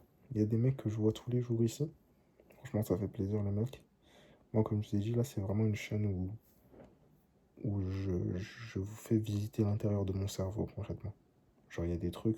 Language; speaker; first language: French; native; French